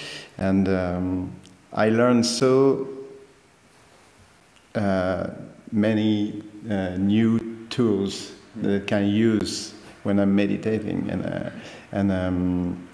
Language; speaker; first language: English; non-native, fluent; French